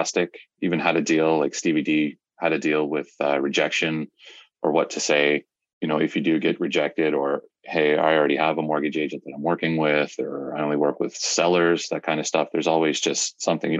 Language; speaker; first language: English; native; English